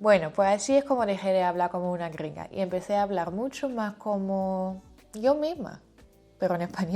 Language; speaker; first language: Spanish; non-native, fluent; English